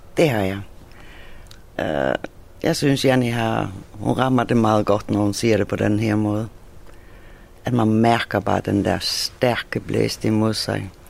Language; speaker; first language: Danish; non-native, local second language; Faroese